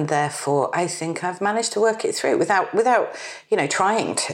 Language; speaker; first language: English; native; English